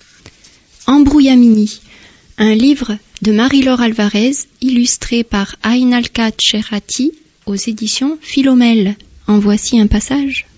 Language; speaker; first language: French; native; French